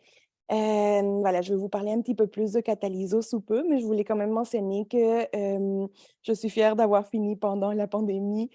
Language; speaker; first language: French; native; French